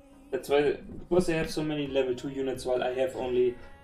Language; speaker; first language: English; non-native, fluent; German